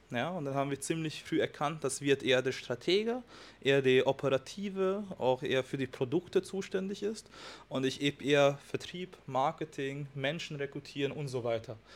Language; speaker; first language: German; non-native, fluent; Hungarian